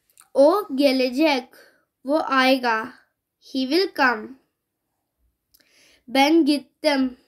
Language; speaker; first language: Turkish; non-native, fluent; Urdu